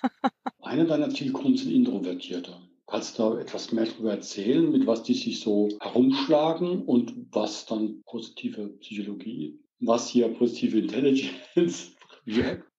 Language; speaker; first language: German; native; German